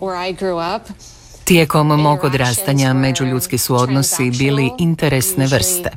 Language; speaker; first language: Croatian; non-native, fluent; English